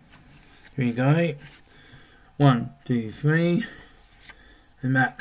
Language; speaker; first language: English; native; English